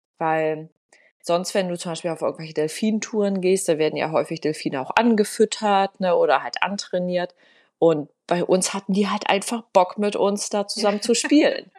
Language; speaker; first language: German; native; German